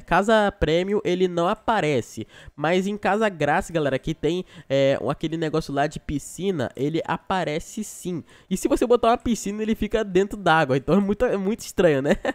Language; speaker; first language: Portuguese; native; Portuguese